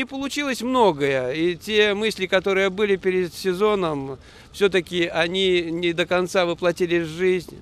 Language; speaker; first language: Russian; native; Russian